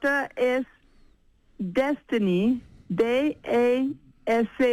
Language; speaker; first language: Spanish; non-native, fluent; English